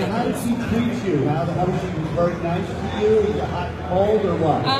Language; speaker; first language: English; native; English